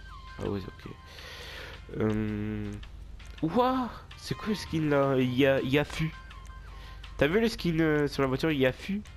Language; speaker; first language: French; native; French